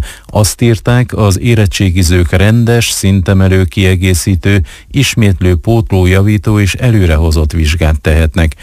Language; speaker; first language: Hungarian; native; Hungarian